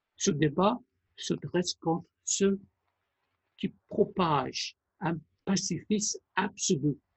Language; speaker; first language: French; non-native, fluent; Persian